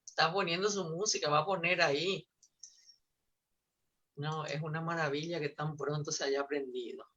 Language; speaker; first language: Spanish; native; Spanish